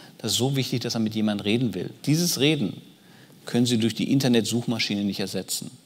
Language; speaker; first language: German; native; German